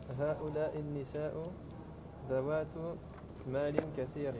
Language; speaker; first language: Arabic; non-native, learner; French